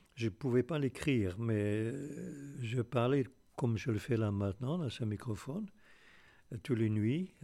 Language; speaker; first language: French; non-native, fluent; Afrikaans